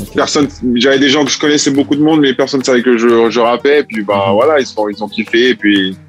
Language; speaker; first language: French; early bilingual, heritage; Italian